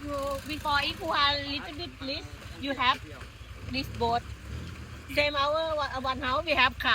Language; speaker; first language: English; non-native, learner; Thai